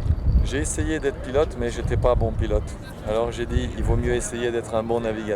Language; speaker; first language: French; native; French